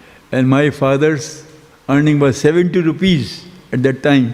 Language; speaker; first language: English; non-native, local second language; Hindi